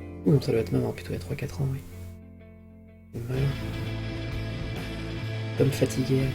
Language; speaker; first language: French; native; French